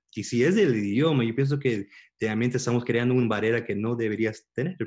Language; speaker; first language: Spanish; early bilingual, heritage; Spanish